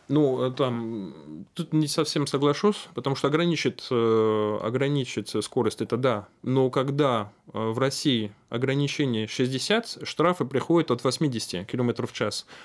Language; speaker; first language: Russian; non-native, fluent; French